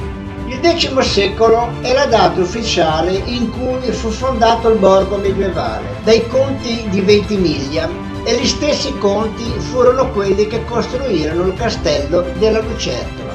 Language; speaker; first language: Italian; native; Italian